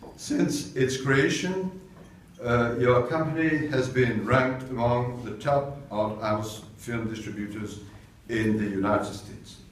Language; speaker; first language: English; non-native, fluent; French